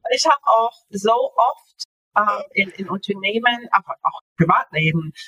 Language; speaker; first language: German; non-native, fluent; English